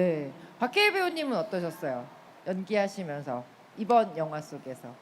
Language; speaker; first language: Korean; native; Korean